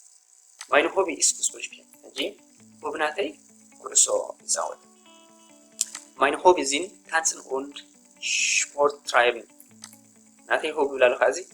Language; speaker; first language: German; non-native, learner; Tigrinya